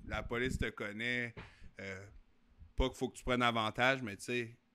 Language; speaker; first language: French; native; French